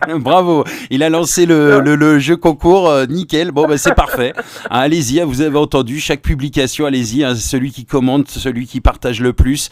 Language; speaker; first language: French; native; French